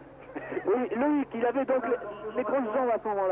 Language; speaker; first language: French; native; French